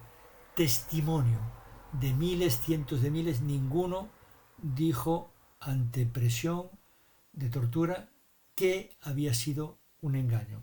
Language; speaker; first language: Spanish; native; Spanish